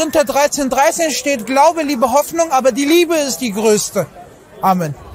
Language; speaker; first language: German; non-native, fluent; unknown